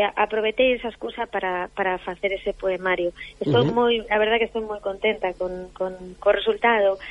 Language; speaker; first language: Galician; non-native, local second language; Spanish